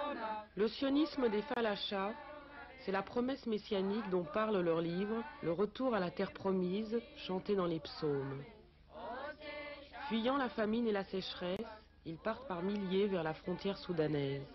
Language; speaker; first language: French; native; French